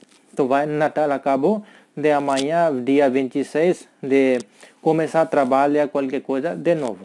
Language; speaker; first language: Portuguese; non-native, learner; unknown